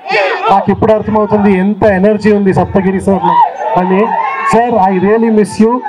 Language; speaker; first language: Telugu; non-native, learner; Kannada